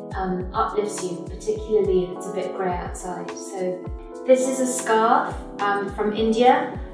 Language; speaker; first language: English; native; English